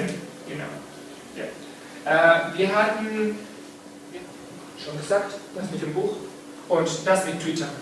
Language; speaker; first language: German; non-native, fluent; Spanish